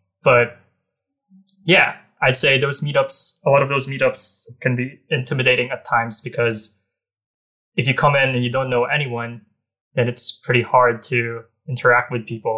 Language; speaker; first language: English; non-native, local second language; Filipino